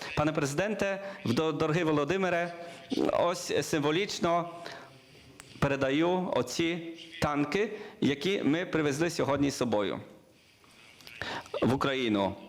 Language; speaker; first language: Ukrainian; non-native, learner; Polish